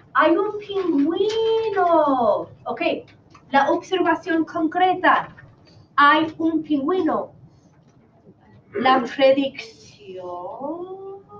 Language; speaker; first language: Spanish; non-native, fluent; English